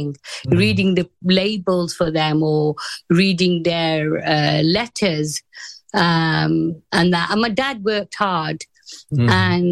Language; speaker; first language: English; native; English